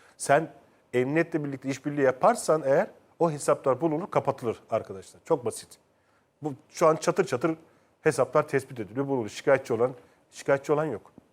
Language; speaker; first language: Turkish; native; Turkish